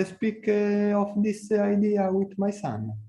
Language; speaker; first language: English; non-native, learner; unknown